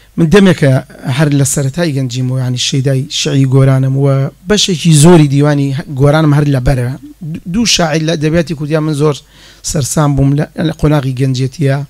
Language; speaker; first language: Central Kurdish; native; Central Kurdish